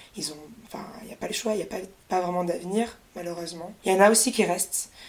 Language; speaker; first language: French; native; French